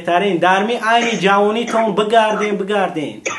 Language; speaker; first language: Persian; native; Persian